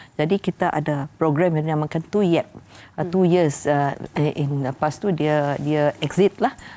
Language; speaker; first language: Malay; native; Malay